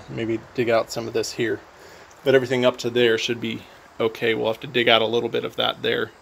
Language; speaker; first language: English; native; English